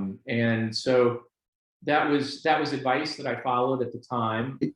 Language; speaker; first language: English; native; English